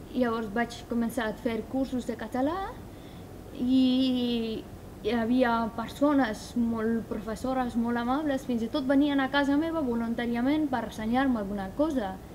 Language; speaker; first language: Catalan; non-native, fluent; Persian